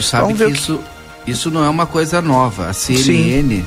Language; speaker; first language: Portuguese; native; Portuguese